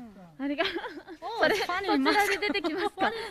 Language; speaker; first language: Japanese; native; Japanese